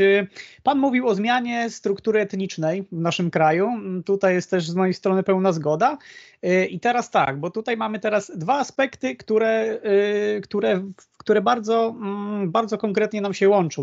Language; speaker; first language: Polish; native; Polish